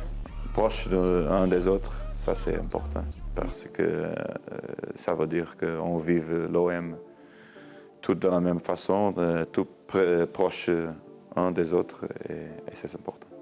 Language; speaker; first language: French; non-native, learner; Portuguese